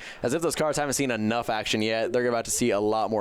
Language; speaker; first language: English; native; English